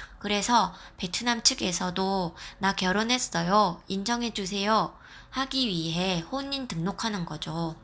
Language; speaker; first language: Korean; non-native, fluent; Vietnamese